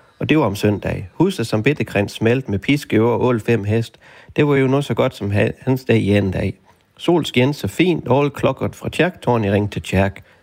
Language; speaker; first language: Danish; native; Danish